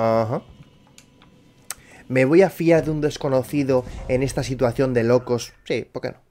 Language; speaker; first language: Spanish; native; Spanish